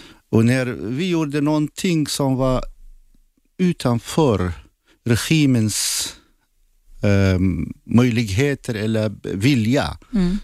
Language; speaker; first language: Swedish; non-native, fluent; Assyrian Neo-Aramaic